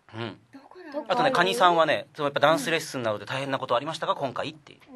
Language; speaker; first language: Japanese; native; Japanese